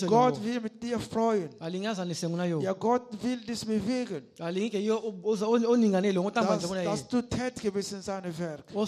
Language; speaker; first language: German; non-native, learner; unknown